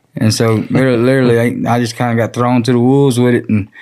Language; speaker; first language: English; native; English